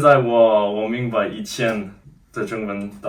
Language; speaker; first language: Chinese; non-native, learner; German